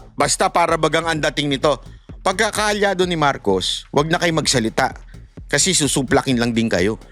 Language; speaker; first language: Filipino; native; Filipino